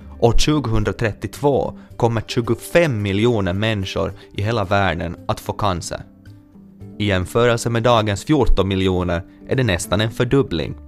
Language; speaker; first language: Swedish; native; Swedish